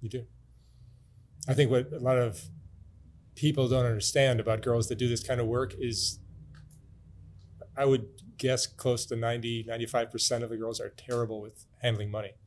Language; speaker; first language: English; native; English